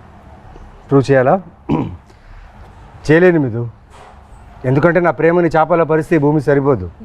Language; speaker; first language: Telugu; native; Telugu